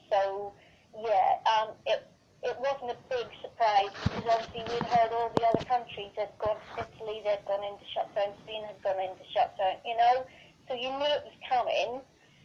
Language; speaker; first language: English; native; English